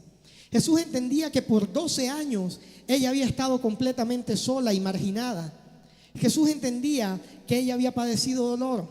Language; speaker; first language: Spanish; native; Spanish